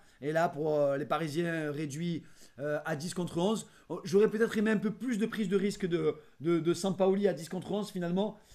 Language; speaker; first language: French; native; French